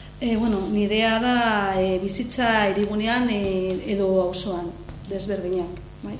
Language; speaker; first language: Basque; non-native, learner; Spanish